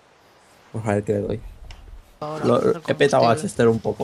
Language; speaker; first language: Spanish; native; Spanish